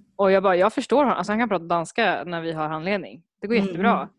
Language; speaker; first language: Swedish; native; Swedish